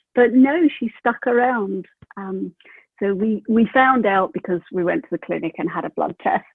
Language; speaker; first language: English; native; English